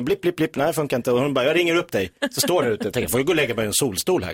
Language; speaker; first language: Swedish; native; Swedish